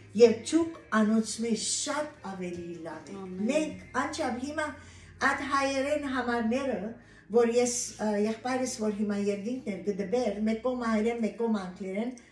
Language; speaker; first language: Armenian; native; Armenian